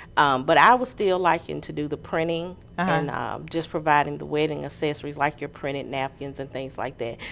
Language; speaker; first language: English; native; English